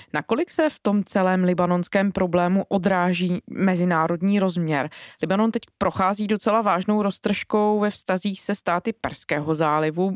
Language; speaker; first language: Czech; native; Czech